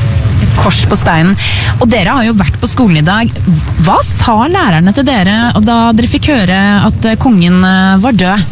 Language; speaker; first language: Norwegian; native; Norwegian